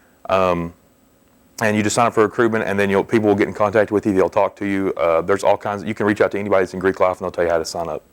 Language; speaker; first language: English; native; English